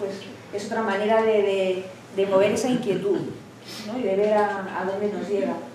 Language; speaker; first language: Spanish; native; Spanish